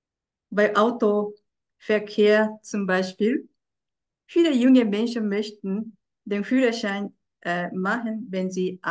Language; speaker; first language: German; non-native, fluent; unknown